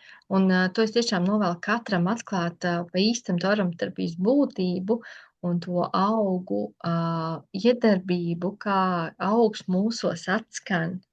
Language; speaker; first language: Latvian; native; Latvian